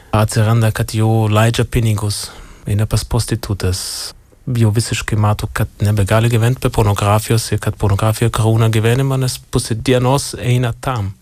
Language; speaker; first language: Lithuanian; non-native, fluent; German